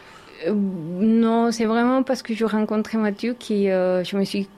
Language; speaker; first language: French; non-native, fluent; Spanish